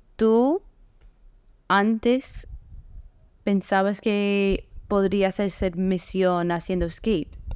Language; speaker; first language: Spanish; non-native, fluent; English